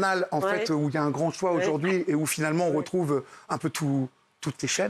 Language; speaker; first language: French; native; French